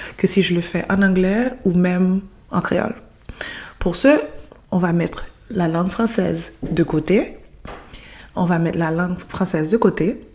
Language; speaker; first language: French; non-native, local second language; Haitian Creole